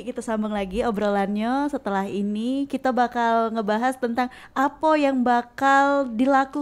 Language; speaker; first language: Indonesian; native; Indonesian